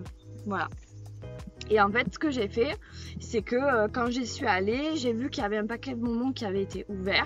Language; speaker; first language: French; native; French